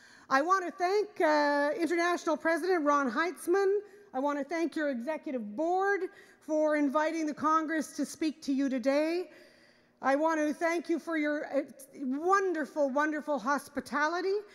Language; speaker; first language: English; native; English